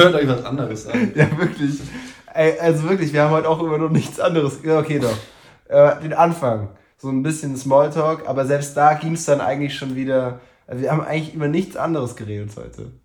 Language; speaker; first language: German; native; German